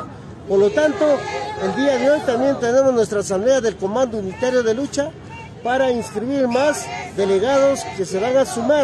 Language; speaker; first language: Spanish; native; Spanish